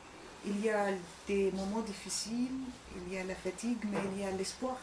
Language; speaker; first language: French; non-native, fluent; Arabic